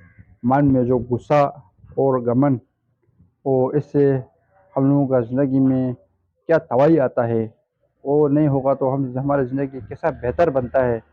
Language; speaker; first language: Hindi; non-native, fluent; Tibetan